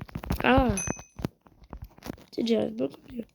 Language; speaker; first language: French; native; French